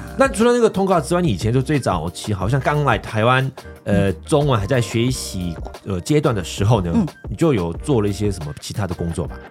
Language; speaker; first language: Chinese; non-native, fluent; Korean